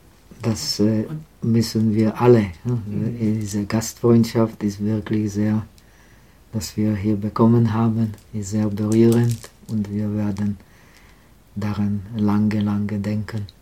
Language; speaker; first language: German; non-native, fluent; Czech